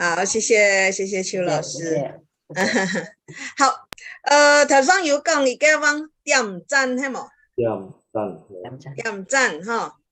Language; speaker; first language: Chinese; non-native, learner; Indonesian